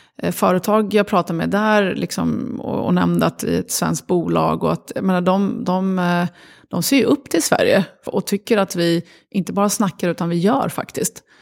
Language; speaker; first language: Swedish; early bilingual, other home language; Arabic